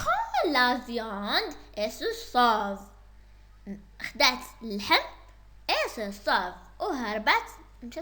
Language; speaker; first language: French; non-native, local second language; Arabic